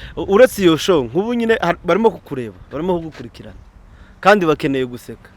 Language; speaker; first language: Kinyarwanda; native; Kinyarwanda